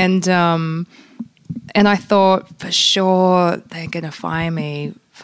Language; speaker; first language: English; non-native, local second language; Polish